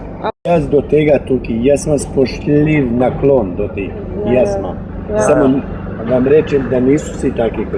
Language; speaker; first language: Slovenian; non-native, learner; Croatian